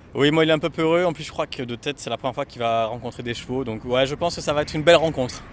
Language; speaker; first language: French; native; French